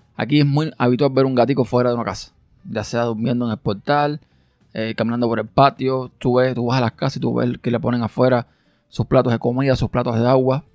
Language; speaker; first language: Spanish; native; Spanish